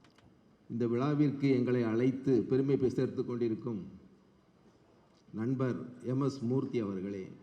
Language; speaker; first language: Tamil; native; Tamil